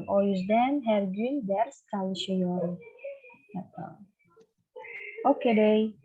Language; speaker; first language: Turkish; non-native, fluent; Indonesian